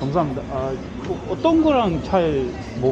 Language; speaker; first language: Korean; non-native, fluent; Russian